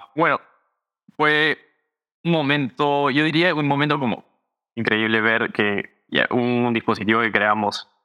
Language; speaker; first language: Spanish; early bilingual, heritage; Spanish